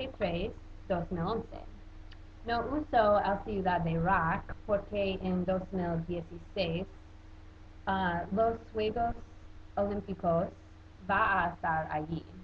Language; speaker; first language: Spanish; non-native, learner; English